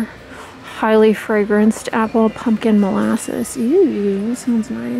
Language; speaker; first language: English; native; English